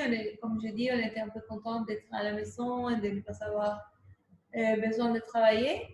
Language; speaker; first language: French; non-native, fluent; Spanish